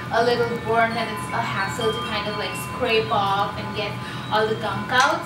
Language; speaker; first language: English; non-native, local second language; Hindi